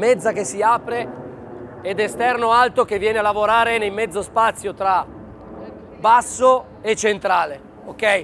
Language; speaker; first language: Italian; native; Italian